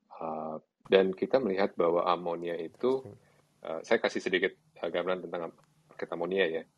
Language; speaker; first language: Indonesian; early bilingual, other home language; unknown